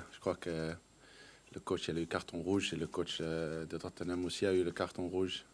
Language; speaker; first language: French; non-native, fluent; Danish